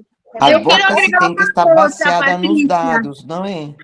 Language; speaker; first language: Portuguese; non-native, fluent; Spanish